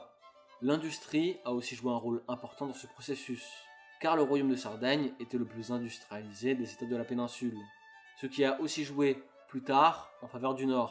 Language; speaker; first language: French; native; French